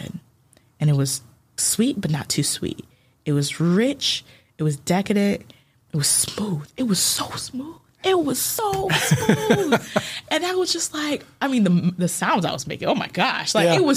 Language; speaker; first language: English; early bilingual, other home language; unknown